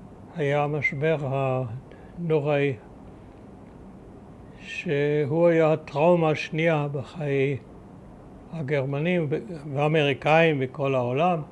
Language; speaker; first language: Hebrew; early bilingual, other home language; German